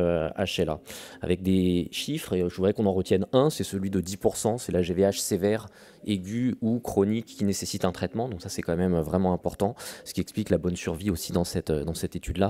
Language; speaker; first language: French; native; French